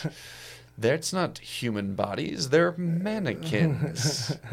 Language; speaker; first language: English; native; English